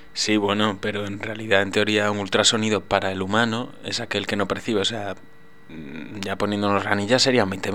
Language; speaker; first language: Spanish; native; Spanish